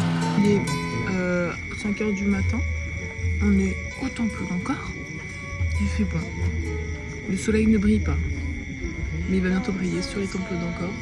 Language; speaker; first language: French; native; French